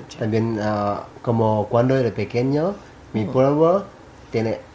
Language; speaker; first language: Spanish; non-native, learner; Thai